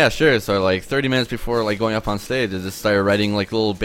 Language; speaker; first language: English; early bilingual, other home language; Polish